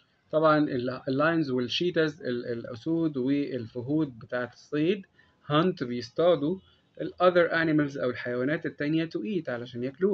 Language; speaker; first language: Arabic; native; Arabic